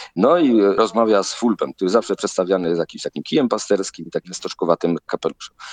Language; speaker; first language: Polish; native; Polish